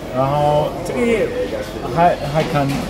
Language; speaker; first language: Chinese; non-native, learner; German